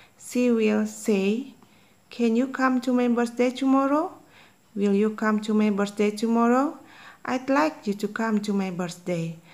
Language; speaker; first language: English; non-native, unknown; Indonesian